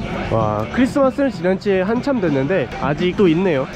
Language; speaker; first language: Korean; native; Korean